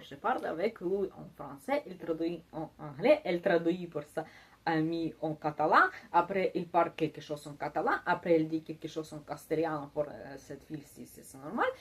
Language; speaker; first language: French; non-native, learner; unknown